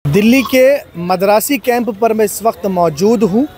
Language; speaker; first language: Hindi; native; Hindi